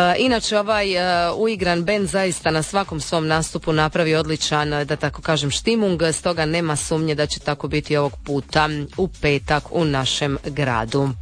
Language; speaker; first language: Serbian; native; Serbian